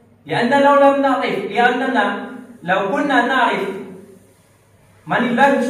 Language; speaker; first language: Arabic; non-native, fluent; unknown